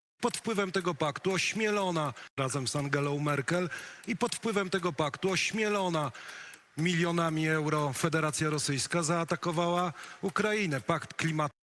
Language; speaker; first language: Polish; native; Polish